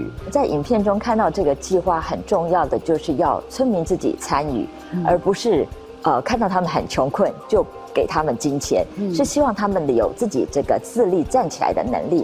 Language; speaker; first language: Chinese; native; Chinese